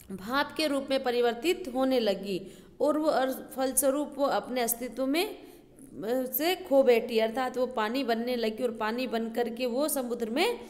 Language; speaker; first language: Hindi; native; Hindi